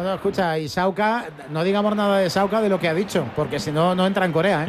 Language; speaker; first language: Spanish; native; Spanish